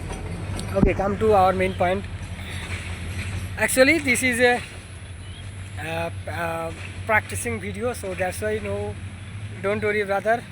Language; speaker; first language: English; non-native, learner; Bangla